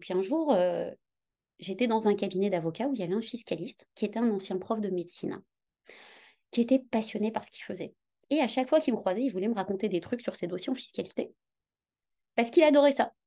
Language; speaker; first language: French; native; French